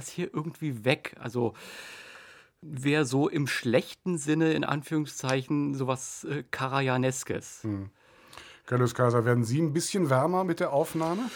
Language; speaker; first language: German; native; German